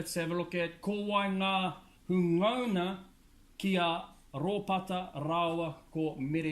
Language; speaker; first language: Māori; non-native, learner; English